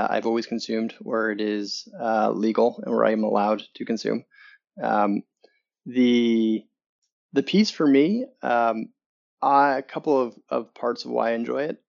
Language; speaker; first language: English; native; English